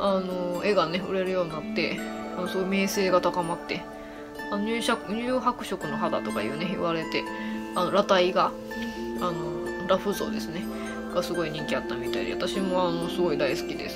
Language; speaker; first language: Japanese; native; Japanese